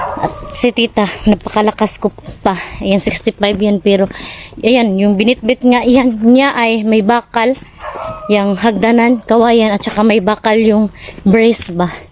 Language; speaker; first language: Filipino; non-native, local second language; Cebuano